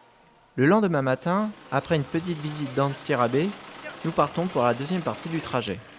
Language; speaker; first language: French; native; French